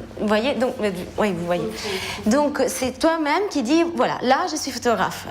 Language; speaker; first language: French; non-native, fluent; Italian